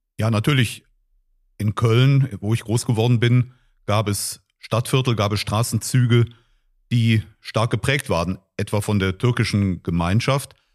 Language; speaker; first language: German; native; German